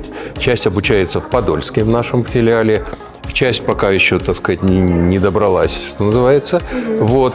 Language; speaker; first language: Russian; native; Russian